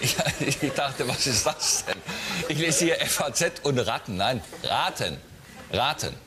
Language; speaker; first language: German; native; German